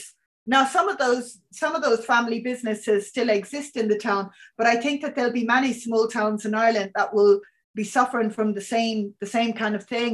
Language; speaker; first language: English; native; English